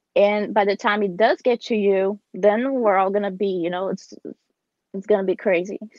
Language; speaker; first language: English; non-native, fluent; Portuguese